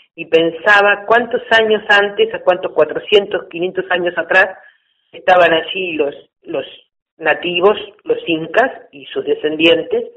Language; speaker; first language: Spanish; native; Spanish